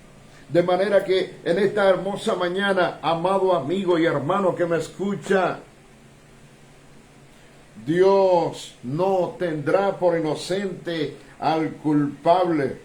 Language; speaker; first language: Spanish; native; Spanish